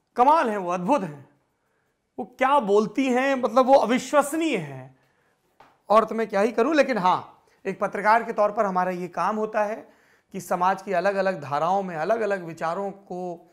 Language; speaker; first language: Hindi; native; Hindi